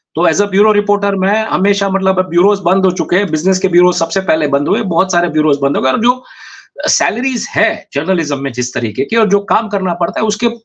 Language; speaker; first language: Hindi; non-native, local second language; Gujarati